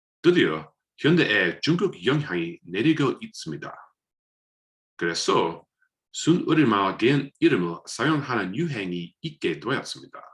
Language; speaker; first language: Korean; non-native, learner; English